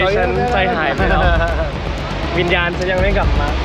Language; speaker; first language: Spanish; non-native, learner; Thai